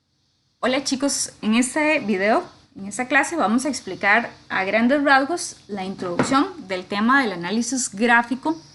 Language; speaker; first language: Spanish; native; Spanish